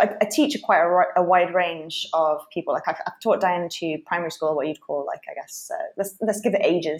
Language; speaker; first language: English; native; English